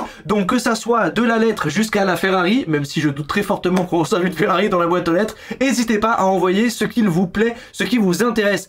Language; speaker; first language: French; native; French